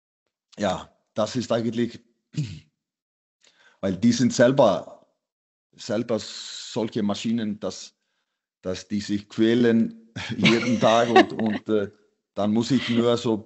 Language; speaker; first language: German; non-native, fluent; Icelandic